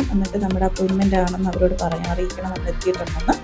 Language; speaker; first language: Malayalam; native; Malayalam